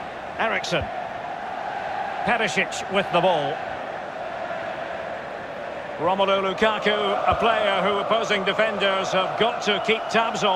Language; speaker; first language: English; native; English